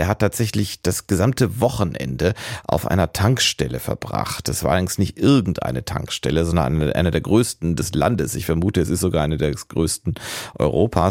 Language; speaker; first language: German; native; German